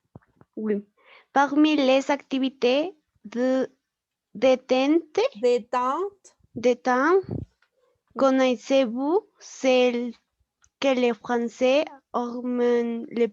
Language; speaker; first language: French; non-native, learner; Spanish